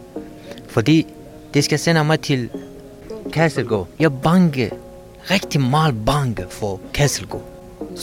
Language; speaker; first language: Danish; non-native, learner; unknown